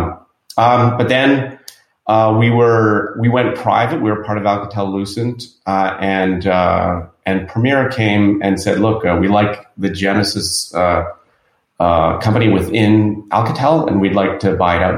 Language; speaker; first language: English; native; English